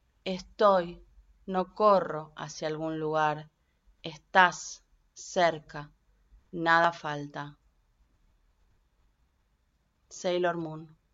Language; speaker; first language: Spanish; native; Spanish